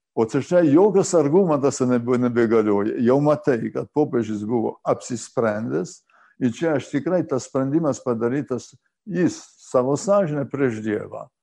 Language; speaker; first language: Lithuanian; early bilingual, heritage; Lithuanian